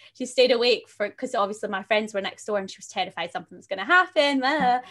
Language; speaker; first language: English; native; English